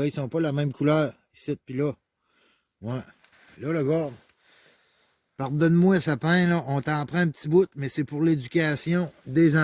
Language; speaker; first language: French; native; French